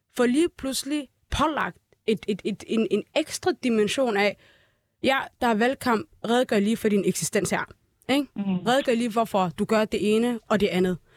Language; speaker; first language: Danish; early bilingual, other home language; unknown